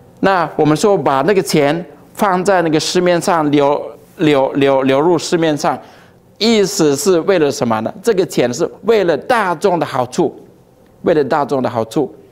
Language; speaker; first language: Chinese; early bilingual, heritage; Chinese